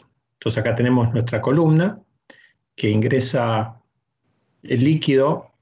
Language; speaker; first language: Spanish; native; Spanish